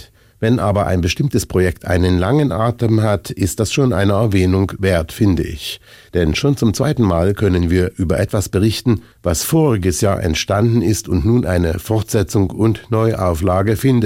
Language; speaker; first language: German; native; German